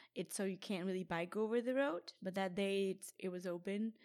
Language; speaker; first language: English; non-native, fluent; Danish